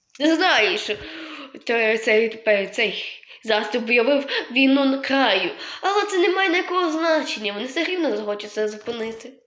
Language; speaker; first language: Ukrainian; native; Ukrainian